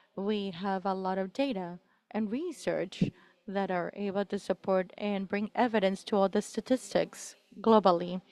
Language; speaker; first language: English; non-native, fluent; Spanish